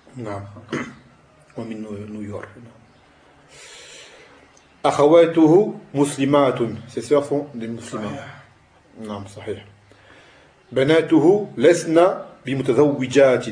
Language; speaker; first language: Arabic; non-native, fluent; French